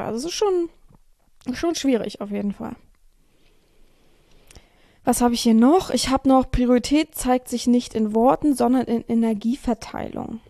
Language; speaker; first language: German; native; German